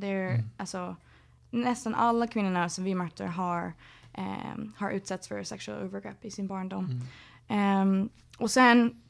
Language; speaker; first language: Swedish; non-native, fluent; English